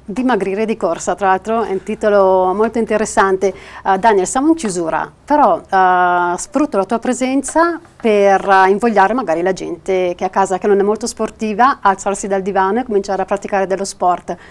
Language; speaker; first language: Italian; native; Italian